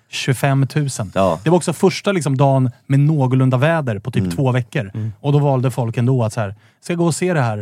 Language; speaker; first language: Swedish; native; Swedish